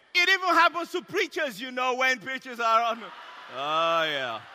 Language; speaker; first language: English; non-native, local second language; Yoruba